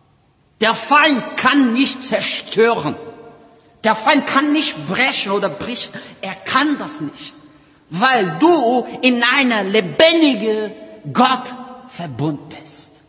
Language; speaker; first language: German; non-native, learner; Portuguese